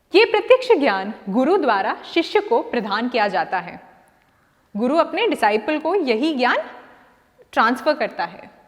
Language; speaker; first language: Hindi; non-native, local second language; Malayalam